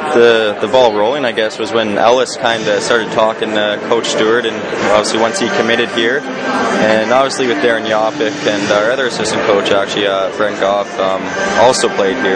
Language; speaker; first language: English; native; English